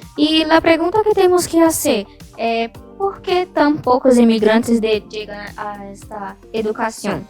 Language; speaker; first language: Spanish; non-native, learner; Portuguese